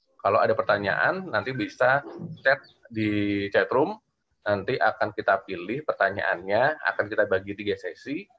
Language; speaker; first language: Indonesian; native; Indonesian